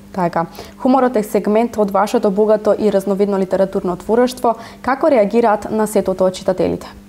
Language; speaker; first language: Macedonian; native; Macedonian